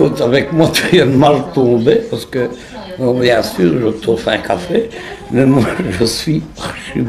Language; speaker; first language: French; native; French